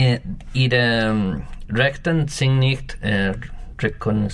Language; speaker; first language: German; non-native, learner; Spanish